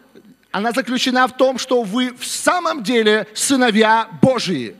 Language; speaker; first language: Russian; native; Russian